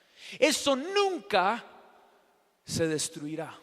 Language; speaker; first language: Spanish; native; Spanish